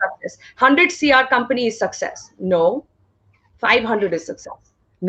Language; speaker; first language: English; non-native, local second language; Hindi